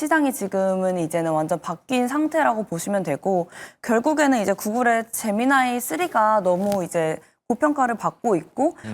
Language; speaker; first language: Korean; native; Korean